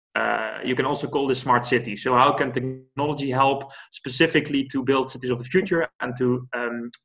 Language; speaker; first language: English; non-native, fluent; Dutch